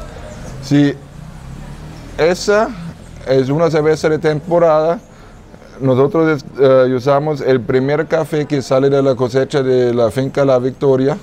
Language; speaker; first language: Spanish; non-native, fluent; German